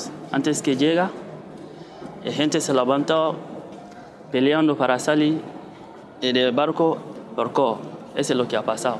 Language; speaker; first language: Spanish; non-native, learner; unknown